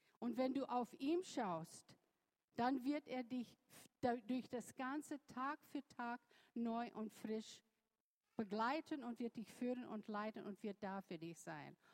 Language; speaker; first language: German; non-native, fluent; English